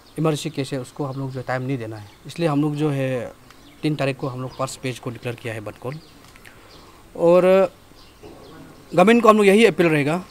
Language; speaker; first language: Hindi; non-native, local second language; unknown